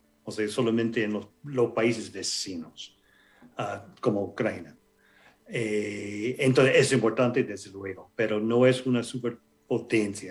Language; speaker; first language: Spanish; non-native, fluent; English